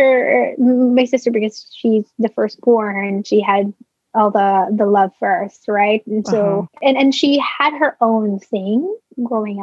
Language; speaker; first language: English; non-native, local second language; Filipino